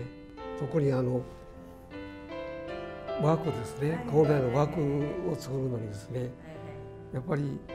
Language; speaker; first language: Japanese; native; Japanese